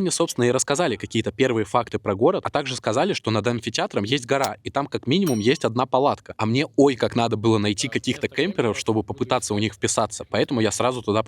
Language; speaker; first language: Russian; native; Russian